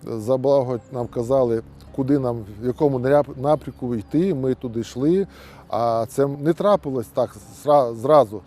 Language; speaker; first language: Ukrainian; native; Ukrainian